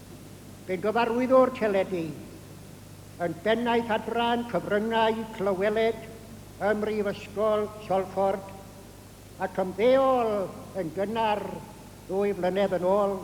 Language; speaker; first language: Welsh; native; Welsh